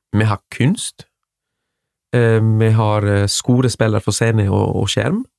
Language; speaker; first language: Norwegian; non-native, fluent; Spanish